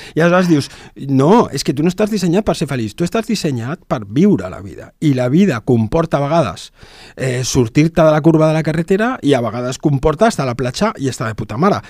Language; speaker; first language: Catalan; non-native, local second language; Spanish